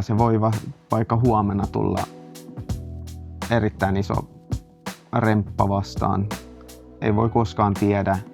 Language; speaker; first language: Finnish; non-native, local second language; Swedish